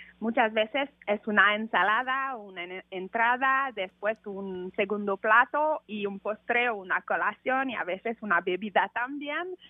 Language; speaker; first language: Spanish; non-native, learner; French